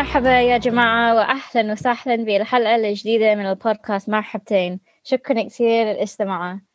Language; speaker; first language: Arabic; non-native, learner; English